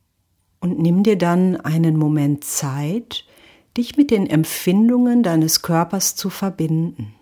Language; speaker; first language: German; native; German